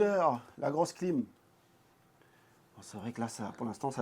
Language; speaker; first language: French; native; French